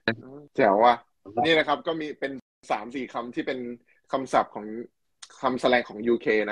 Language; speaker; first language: Thai; native; Thai